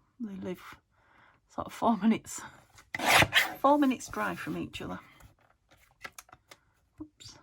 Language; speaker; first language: English; native; English